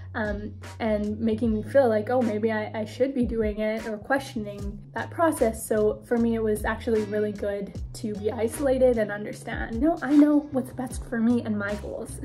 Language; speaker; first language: English; native; English